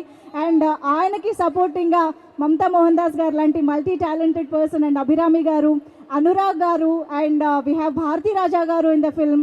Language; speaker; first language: Telugu; native; Telugu